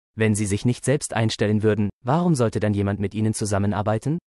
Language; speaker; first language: German; native; German